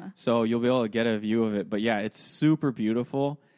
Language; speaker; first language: English; native; English